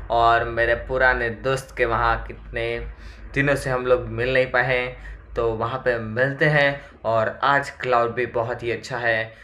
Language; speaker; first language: Hindi; non-native, local second language; Gujarati